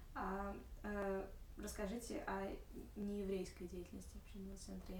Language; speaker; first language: Russian; native; Russian